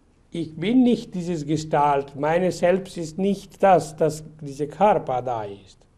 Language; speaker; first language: German; non-native, fluent; Hindi